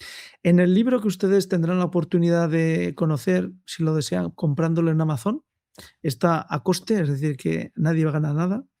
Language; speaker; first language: Spanish; native; Spanish